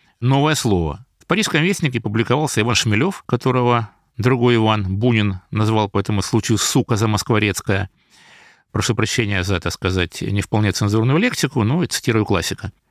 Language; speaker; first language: Russian; native; Russian